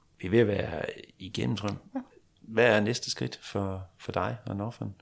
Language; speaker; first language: Danish; native; Danish